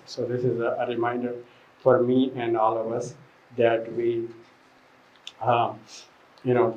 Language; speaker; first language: English; non-native, fluent; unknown